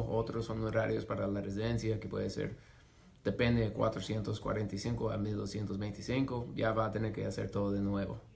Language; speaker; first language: Spanish; non-native, fluent; English